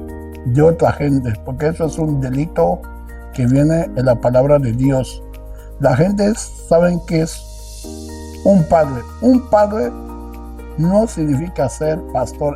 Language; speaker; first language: Spanish; non-native, local second language; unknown